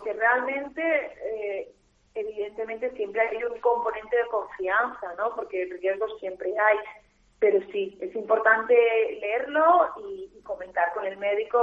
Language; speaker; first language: Spanish; native; Spanish